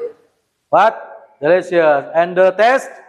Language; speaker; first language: English; non-native, learner; Indonesian